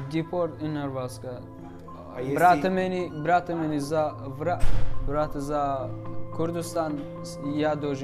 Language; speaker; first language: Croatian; non-native, learner; Kurdish